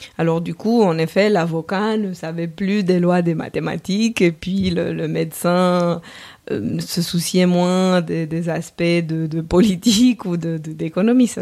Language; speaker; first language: French; non-native, fluent; Romanian